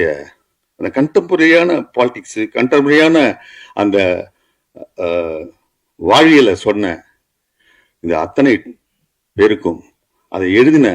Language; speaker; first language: Tamil; native; Tamil